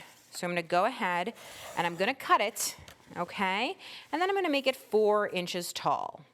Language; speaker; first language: English; native; English